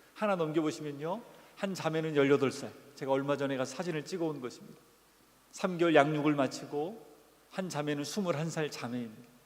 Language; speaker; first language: Korean; native; Korean